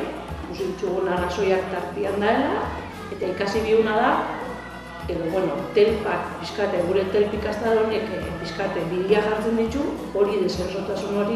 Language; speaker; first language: Basque; native; Basque